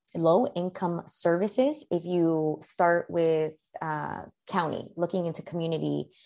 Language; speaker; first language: English; early bilingual, other home language; Spanish